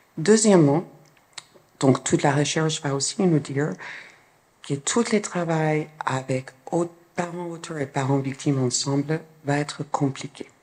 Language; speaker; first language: French; non-native, fluent; English